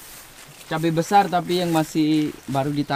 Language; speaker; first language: Indonesian; native; Indonesian